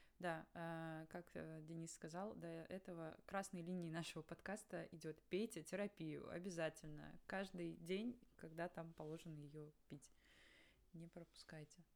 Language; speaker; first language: Russian; native; Russian